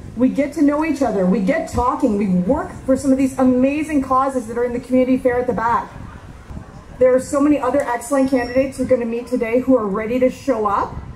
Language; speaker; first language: English; native; English